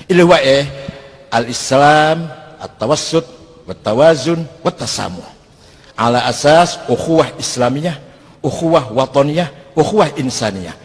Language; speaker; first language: Arabic; non-native, fluent; Indonesian